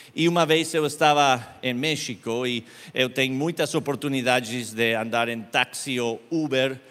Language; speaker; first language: Portuguese; non-native, learner; Spanish